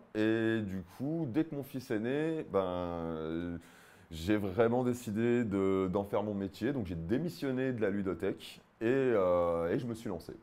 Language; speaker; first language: French; native; French